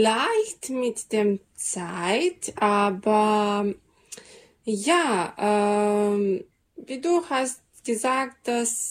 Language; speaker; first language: German; non-native, learner; Serbian